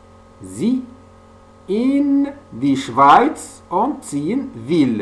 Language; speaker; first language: German; non-native, fluent; French